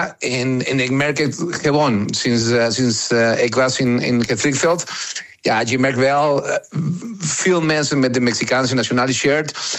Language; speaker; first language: Dutch; non-native, fluent; Spanish